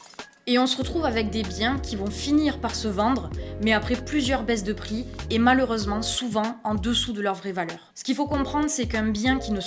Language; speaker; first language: French; native; French